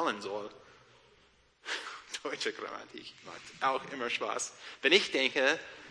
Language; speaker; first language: German; non-native, learner; English